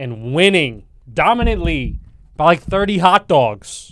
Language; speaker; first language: English; native; English